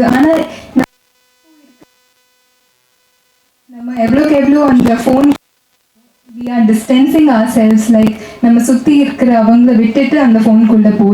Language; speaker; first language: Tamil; non-native, learner; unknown